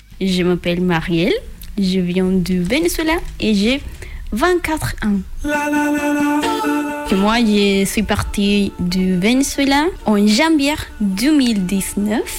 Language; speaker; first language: French; non-native, learner; Spanish